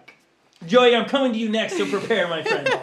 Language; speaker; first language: English; native; English